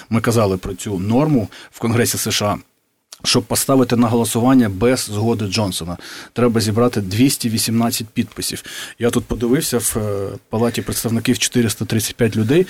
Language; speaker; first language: Ukrainian; native; Ukrainian